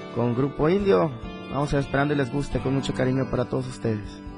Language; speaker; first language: Spanish; native; Spanish